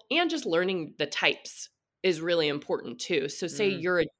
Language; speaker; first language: English; native; English